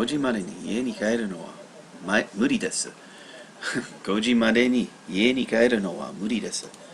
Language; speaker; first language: Japanese; non-native, learner; English